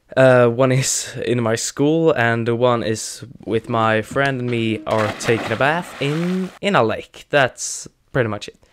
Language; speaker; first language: English; non-native, fluent; Swedish